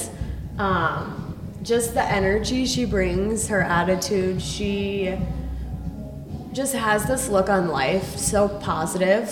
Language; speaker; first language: English; native; English